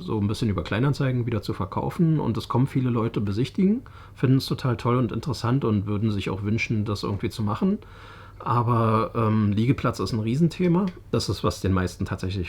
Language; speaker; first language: German; native; German